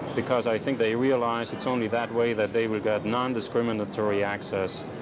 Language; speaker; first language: English; non-native, fluent; German